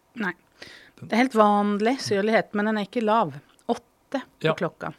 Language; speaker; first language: Norwegian; native; Norwegian